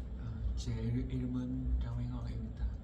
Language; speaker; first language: Korean; non-native, learner; Vietnamese